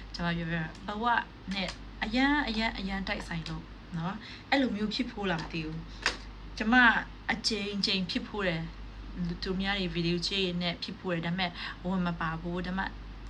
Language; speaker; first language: Burmese; non-native, local second language; Mizo